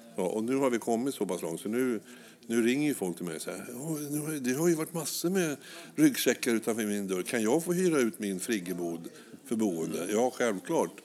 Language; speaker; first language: Swedish; native; Swedish